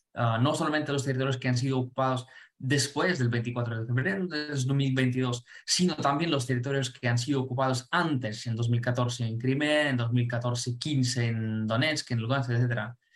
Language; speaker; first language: Spanish; non-native, fluent; Ukrainian